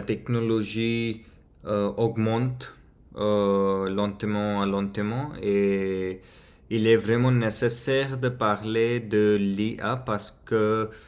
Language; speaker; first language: French; non-native, fluent; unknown